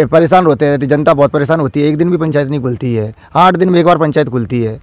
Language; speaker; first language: Hindi; native; Hindi